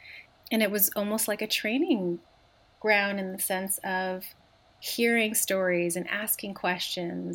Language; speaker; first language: English; native; English